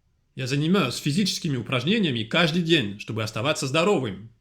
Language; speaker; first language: Russian; non-native, fluent; French